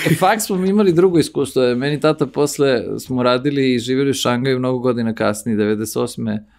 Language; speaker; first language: Serbian; early bilingual, heritage; Serbian